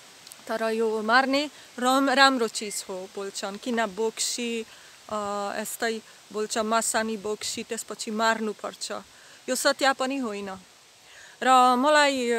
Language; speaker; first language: Nepali; non-native, learner; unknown